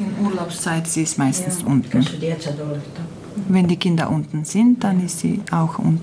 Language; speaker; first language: German; non-native, fluent; Croatian